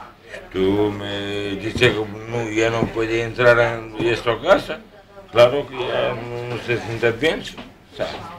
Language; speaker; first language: Spanish; non-native, learner; Romanian